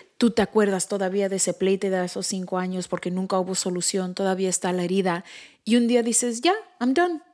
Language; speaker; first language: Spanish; early bilingual, heritage; Spanish